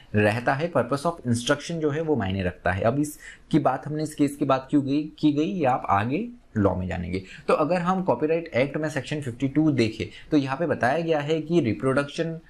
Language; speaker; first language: Hindi; native; Hindi